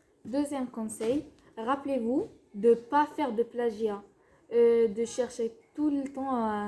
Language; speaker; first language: French; non-native, fluent; Spanish